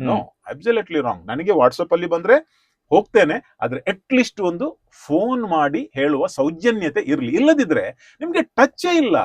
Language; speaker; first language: Kannada; non-native, local second language; Konkani